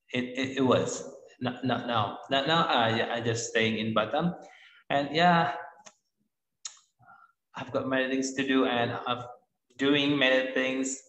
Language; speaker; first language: English; non-native, fluent; Indonesian